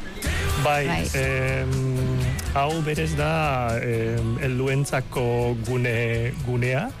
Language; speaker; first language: Basque; non-native, local second language; Spanish